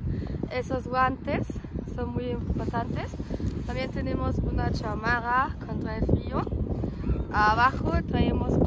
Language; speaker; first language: Spanish; non-native, fluent; German